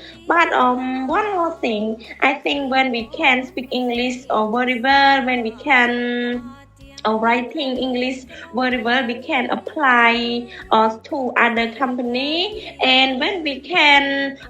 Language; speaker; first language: English; non-native, learner; Khmer